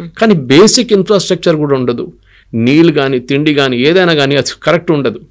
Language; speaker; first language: Telugu; non-native, local second language; Malayalam